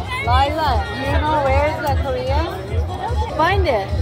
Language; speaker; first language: English; non-native, fluent; Korean